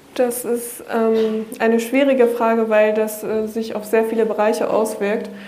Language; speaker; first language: German; non-native, fluent; Kurdish